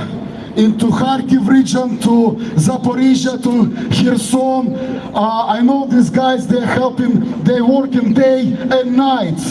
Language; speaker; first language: English; non-native, fluent; Ukrainian